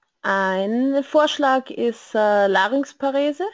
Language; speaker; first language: German; native; German